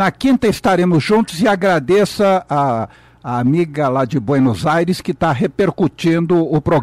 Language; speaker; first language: Portuguese; native; Portuguese